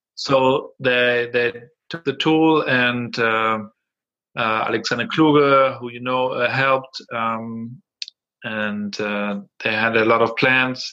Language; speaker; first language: English; non-native, fluent; German